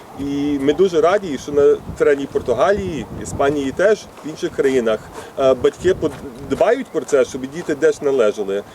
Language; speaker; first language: Ukrainian; early bilingual, heritage; Ukrainian